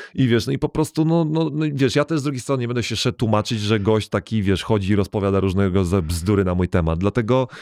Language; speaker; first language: Polish; native; Polish